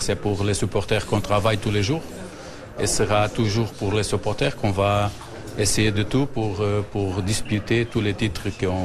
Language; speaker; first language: French; non-native, learner; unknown